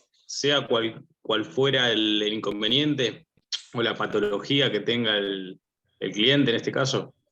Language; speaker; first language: Spanish; native; Spanish